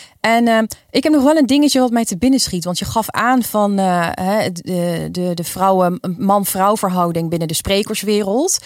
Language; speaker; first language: Dutch; native; Dutch